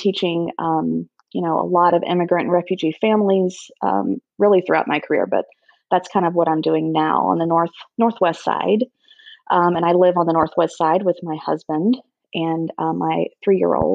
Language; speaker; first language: English; native; English